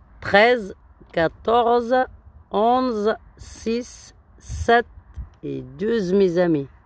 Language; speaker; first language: French; non-native, learner; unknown